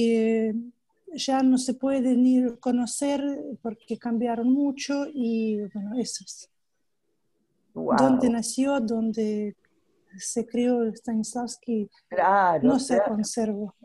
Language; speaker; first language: Spanish; non-native, fluent; Russian